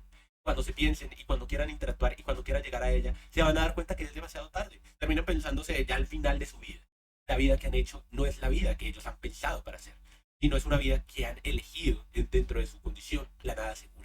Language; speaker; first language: Spanish; native; Spanish